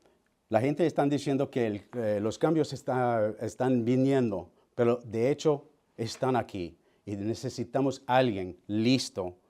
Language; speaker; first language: Spanish; early bilingual, heritage; Spanish